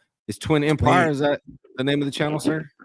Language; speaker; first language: English; native; English